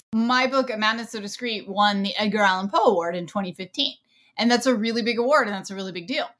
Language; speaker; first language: English; native; English